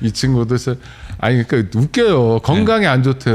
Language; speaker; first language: Korean; native; Korean